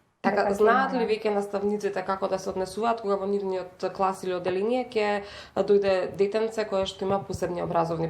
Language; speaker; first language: Macedonian; native; Macedonian